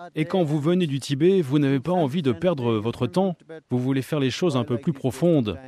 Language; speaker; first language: French; non-native, fluent; Chinese